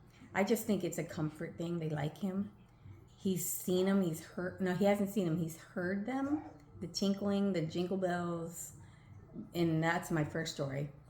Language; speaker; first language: English; native; English